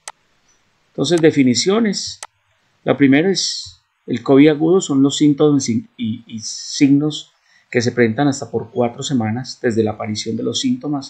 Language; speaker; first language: Spanish; native; Spanish